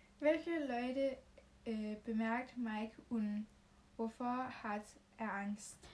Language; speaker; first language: German; non-native, learner; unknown